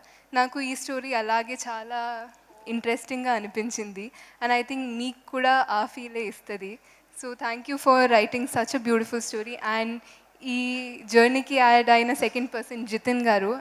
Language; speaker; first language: Telugu; non-native, fluent; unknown